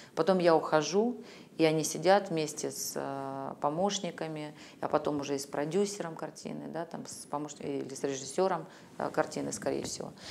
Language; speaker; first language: Russian; native; Russian